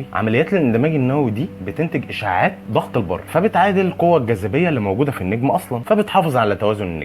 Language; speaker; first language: Arabic; native; Arabic